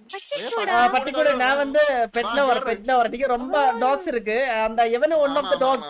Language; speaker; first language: Tamil; non-native, learner; Malayalam